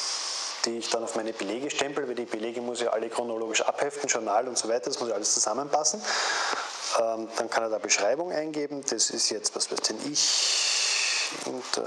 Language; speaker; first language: German; native; German